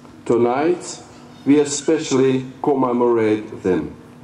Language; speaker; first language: English; non-native, fluent; Dutch